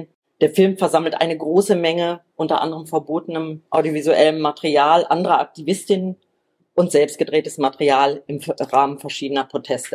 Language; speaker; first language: German; native; German